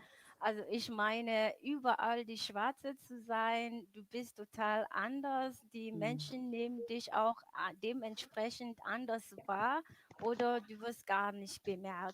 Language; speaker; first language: German; non-native, fluent; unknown